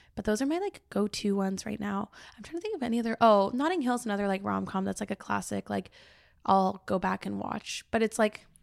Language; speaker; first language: English; native; English